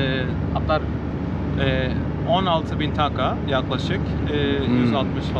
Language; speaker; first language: Turkish; non-native, learner; Bangla